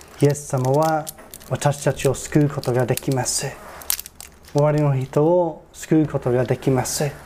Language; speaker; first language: Japanese; non-native, fluent; English